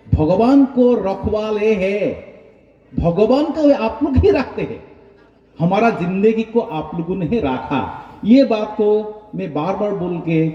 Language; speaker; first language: Hindi; non-native, local second language; Bangla